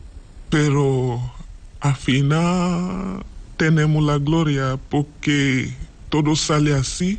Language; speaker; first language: Spanish; non-native, learner; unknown